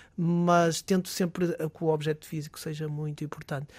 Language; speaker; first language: Portuguese; native; Portuguese